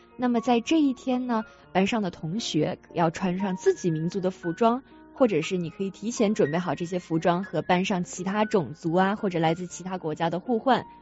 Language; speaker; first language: Chinese; native; Chinese